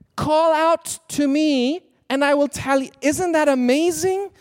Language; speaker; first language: English; non-native, fluent; Swedish